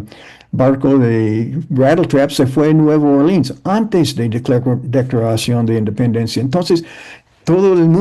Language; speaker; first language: Spanish; early bilingual, heritage; English